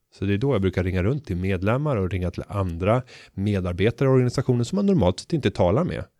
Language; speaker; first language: Swedish; native; Swedish